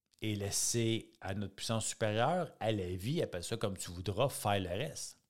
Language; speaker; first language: French; native; French